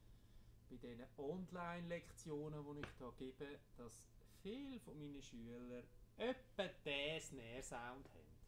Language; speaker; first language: German; native; German